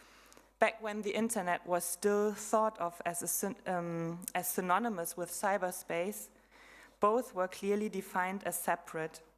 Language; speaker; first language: English; non-native, fluent; German